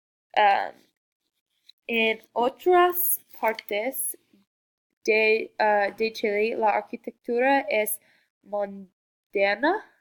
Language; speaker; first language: Spanish; non-native, learner; English